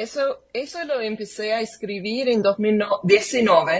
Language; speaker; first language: Portuguese; non-native, fluent; English